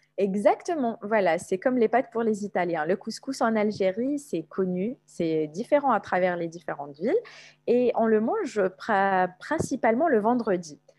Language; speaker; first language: French; non-native, local second language; Arabic